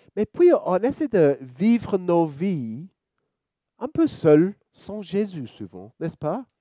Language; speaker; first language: French; non-native, fluent; English